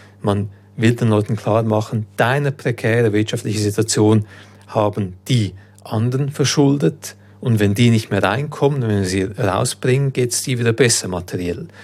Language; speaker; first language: German; early bilingual, other home language; Croatian